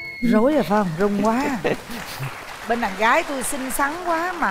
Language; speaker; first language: Vietnamese; native; Vietnamese